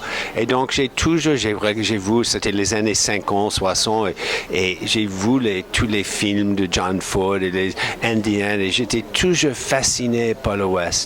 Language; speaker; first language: French; non-native, fluent; English